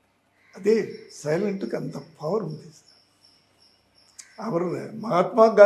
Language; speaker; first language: Telugu; non-native, learner; Tamil